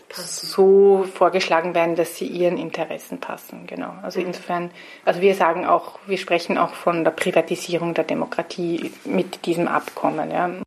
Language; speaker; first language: German; native; German